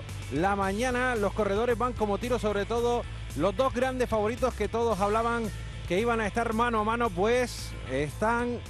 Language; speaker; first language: Spanish; native; Spanish